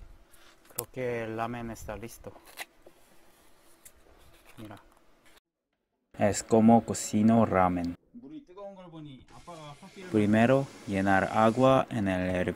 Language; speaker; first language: Spanish; non-native, learner; Korean